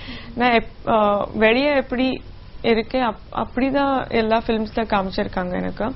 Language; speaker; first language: Tamil; non-native, local second language; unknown